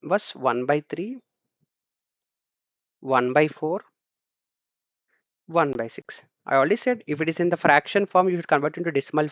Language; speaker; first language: English; non-native, local second language; Telugu